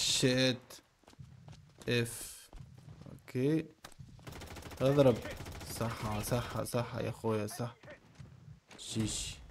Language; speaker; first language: Arabic; native; Arabic